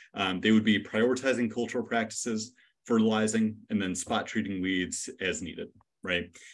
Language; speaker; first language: English; native; English